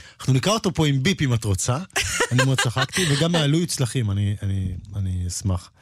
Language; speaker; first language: Hebrew; native; Hebrew